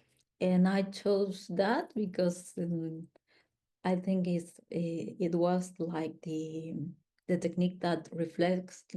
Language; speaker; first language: English; non-native, learner; Spanish